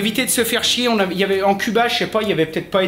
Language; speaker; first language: French; native; French